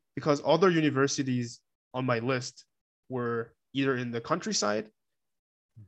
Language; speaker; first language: English; non-native, fluent; Korean